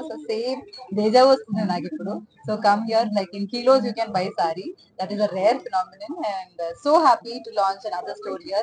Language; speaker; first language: Telugu; non-native, local second language; Malayalam